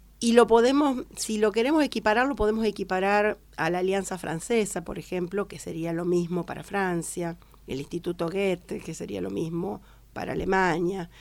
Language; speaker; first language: Spanish; native; Spanish